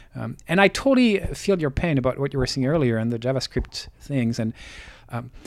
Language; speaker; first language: English; non-native, fluent; French